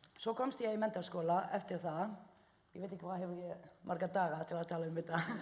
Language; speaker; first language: Icelandic; non-native, fluent; Arabic